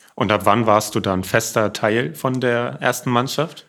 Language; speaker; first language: German; native; German